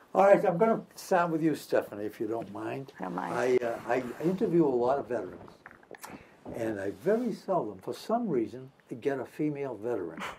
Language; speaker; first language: English; native; English